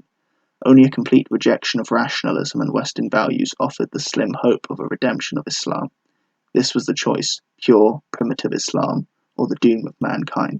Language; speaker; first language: English; native; English